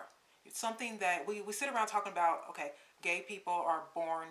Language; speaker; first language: English; native; English